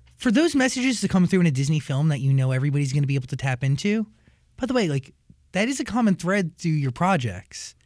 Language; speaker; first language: English; native; English